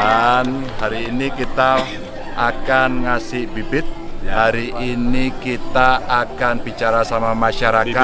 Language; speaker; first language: Indonesian; non-native, local second language; Javanese